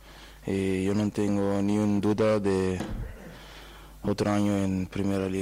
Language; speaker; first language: Spanish; non-native, learner; Portuguese